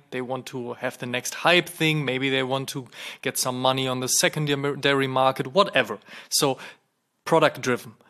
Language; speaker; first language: English; non-native, fluent; German